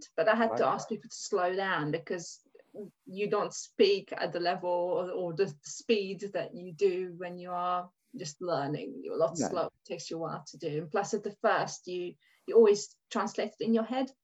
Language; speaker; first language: English; non-native, fluent; Hungarian